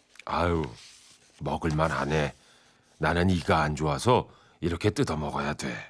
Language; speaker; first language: Korean; native; Korean